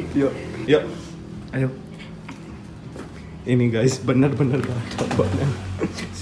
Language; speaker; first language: Indonesian; non-native, learner; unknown